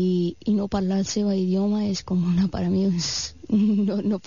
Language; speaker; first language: Catalan; non-native, fluent; Persian